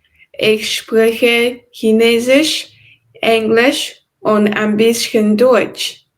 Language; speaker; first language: German; non-native, learner; Chinese